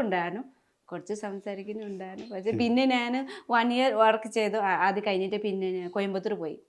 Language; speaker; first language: Malayalam; non-native, fluent; Nepali